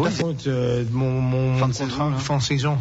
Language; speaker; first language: French; non-native, learner; English